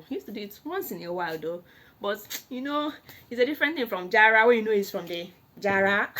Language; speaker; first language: English; non-native, local second language; Igbo